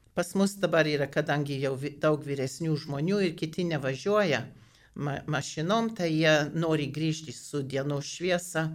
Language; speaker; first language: Lithuanian; early bilingual, heritage; Lithuanian